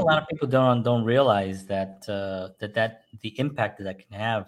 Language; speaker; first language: English; native; English